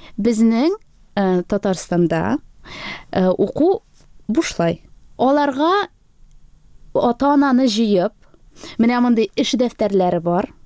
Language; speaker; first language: Tatar; native; Tatar